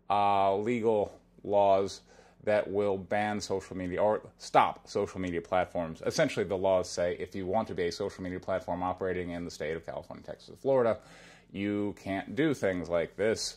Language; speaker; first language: English; native; English